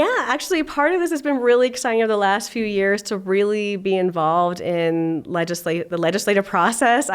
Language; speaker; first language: English; native; English